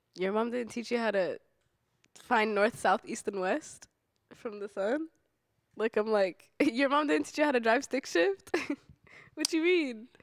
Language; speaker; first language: English; native; English